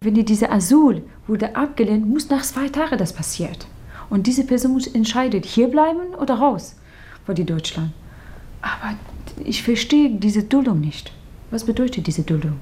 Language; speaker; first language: German; non-native, learner; Persian